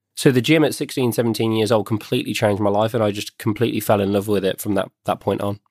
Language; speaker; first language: English; native; English